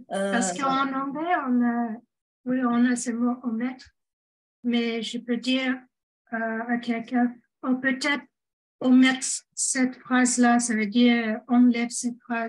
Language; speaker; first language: French; non-native, fluent; English